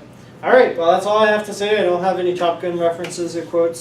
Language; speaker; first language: English; native; English